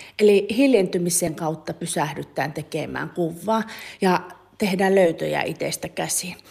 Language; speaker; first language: Finnish; native; Finnish